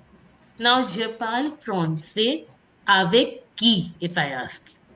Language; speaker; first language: French; non-native, fluent; Hindi